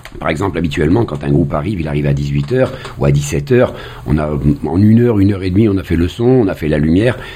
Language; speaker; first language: French; native; French